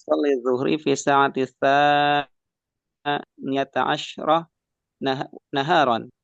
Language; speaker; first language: Arabic; non-native, learner; Indonesian